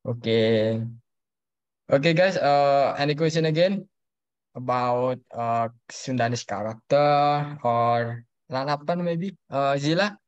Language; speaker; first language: English; non-native, learner; Indonesian